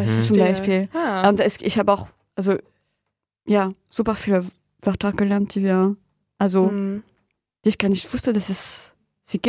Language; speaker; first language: German; non-native, fluent; French